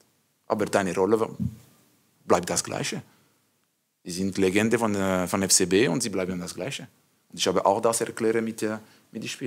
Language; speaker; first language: German; non-native, learner; French